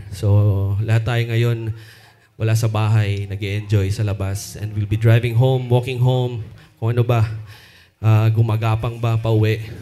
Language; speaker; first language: Filipino; non-native, local second language; Cebuano